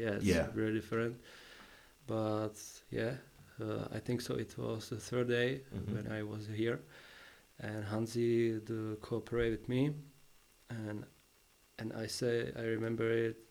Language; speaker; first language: English; non-native, learner; Czech